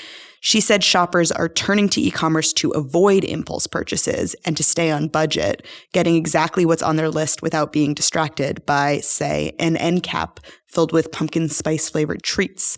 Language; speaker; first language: English; native; English